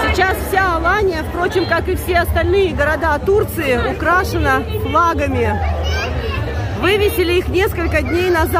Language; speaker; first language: Russian; native; Russian